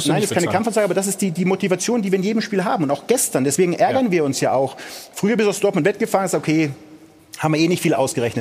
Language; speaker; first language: German; native; German